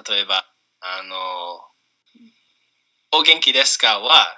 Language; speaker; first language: Japanese; non-native, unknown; English